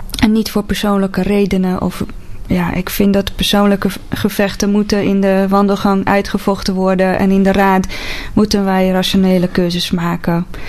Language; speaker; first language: Dutch; non-native, fluent; Hungarian